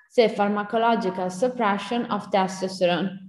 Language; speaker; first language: English; non-native, fluent; Italian